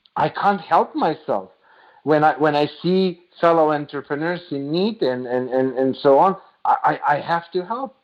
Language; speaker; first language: English; non-native, fluent; Slovenian